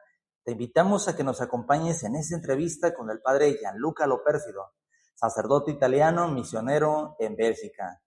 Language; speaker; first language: Spanish; native; Spanish